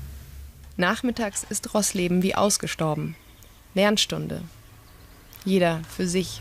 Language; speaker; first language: German; native; German